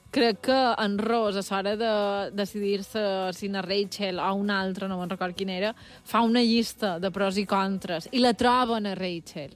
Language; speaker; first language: Catalan; native; Catalan